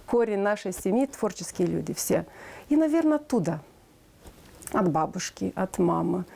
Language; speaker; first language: Russian; non-native, local second language; Romanian